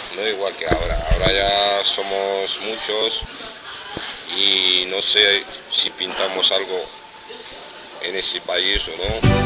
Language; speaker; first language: Spanish; non-native, fluent; Arabic